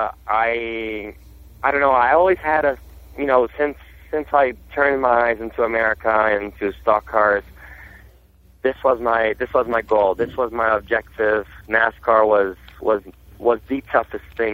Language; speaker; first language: English; non-native, fluent; Portuguese